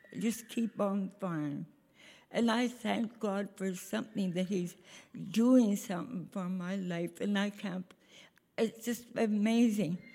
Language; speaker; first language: English; native; English